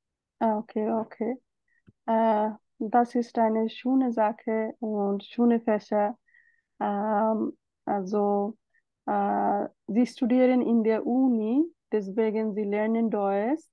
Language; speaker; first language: German; non-native, fluent; Bangla